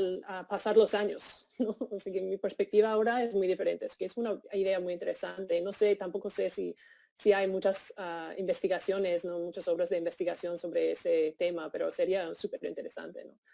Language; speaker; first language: Spanish; non-native, fluent; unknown